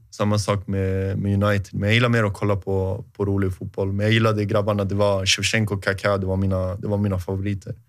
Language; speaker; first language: Swedish; native; Swedish